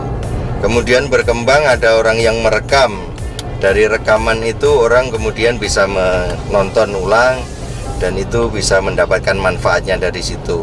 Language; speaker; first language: Indonesian; native; Indonesian